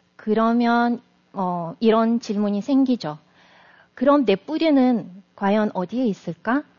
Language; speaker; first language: Korean; non-native, fluent; Russian